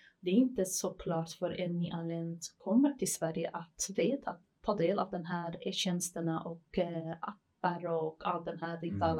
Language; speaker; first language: Swedish; non-native, fluent; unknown